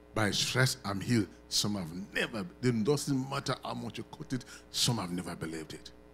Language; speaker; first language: English; non-native, local second language; Yoruba